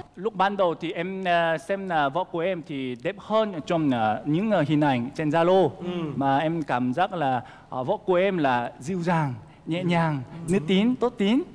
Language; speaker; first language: Vietnamese; non-native, fluent; Korean